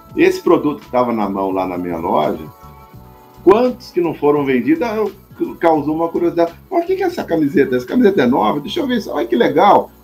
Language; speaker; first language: Portuguese; native; Portuguese